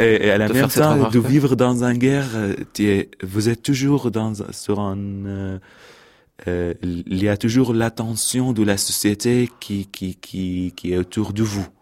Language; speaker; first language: French; non-native, fluent; Arabic